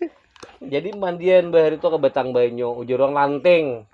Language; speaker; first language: Indonesian; non-native, local second language; Banjar